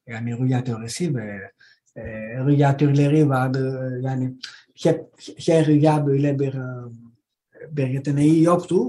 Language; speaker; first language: Turkish; non-native, learner; Greek